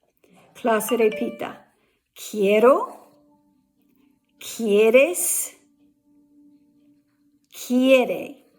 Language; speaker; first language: Spanish; non-native, fluent; English